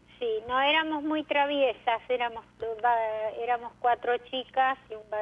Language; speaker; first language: Spanish; native; Spanish